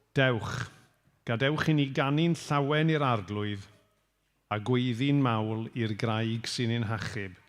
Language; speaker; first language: Welsh; native; Welsh